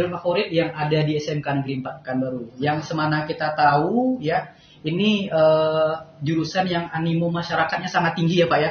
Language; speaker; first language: Indonesian; native; Indonesian